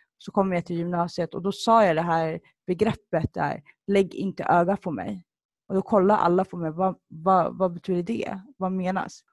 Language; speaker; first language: Swedish; early bilingual, other home language; Somali